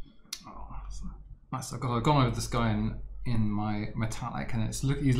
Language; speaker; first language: English; native; English